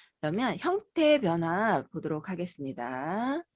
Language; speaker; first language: Korean; native; Korean